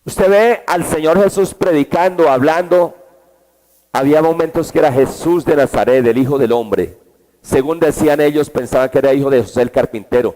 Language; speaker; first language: Spanish; native; Spanish